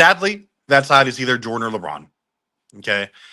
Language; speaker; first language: English; native; English